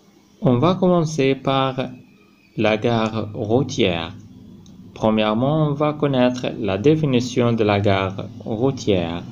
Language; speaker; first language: French; non-native, fluent; Arabic